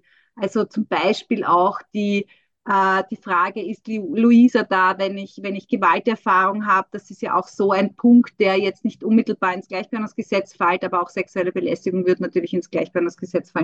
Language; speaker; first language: German; native; German